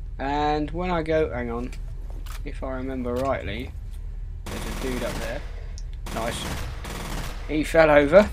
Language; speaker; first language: English; native; English